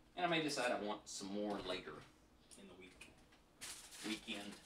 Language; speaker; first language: English; native; English